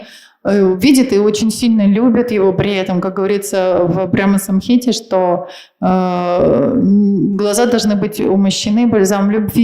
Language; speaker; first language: Russian; native; Russian